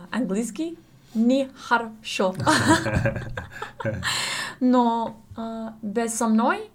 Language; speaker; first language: Russian; non-native, learner; English